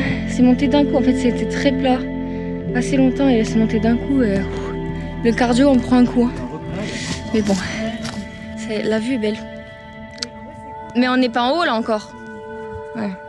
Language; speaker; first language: French; native; French